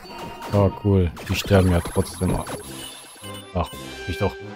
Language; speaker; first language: German; native; German